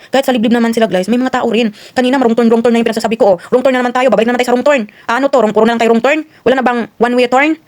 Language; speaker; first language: Filipino; non-native, local second language; Cebuano